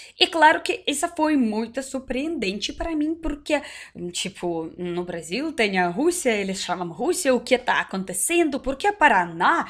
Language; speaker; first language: Portuguese; non-native, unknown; Russian